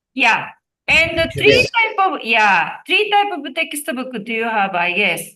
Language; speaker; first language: English; non-native, learner; Japanese